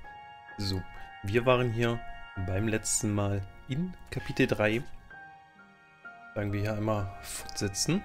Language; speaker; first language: German; native; German